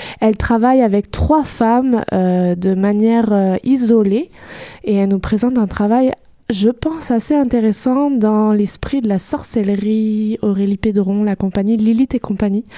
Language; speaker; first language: French; native; French